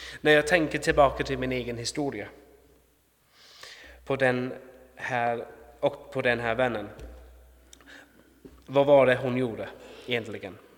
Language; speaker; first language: Swedish; non-native, fluent; English